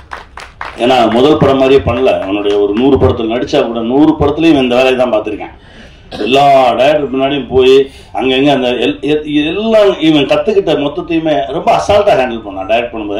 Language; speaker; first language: Tamil; native; Tamil